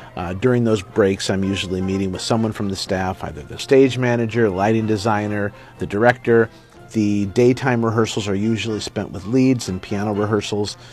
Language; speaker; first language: English; native; English